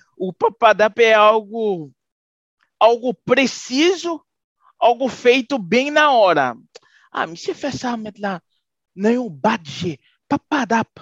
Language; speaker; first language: Portuguese; non-native, fluent; Haitian Creole